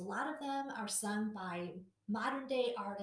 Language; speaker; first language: English; native; English